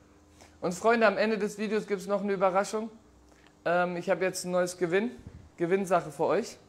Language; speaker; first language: German; non-native, fluent; Turkish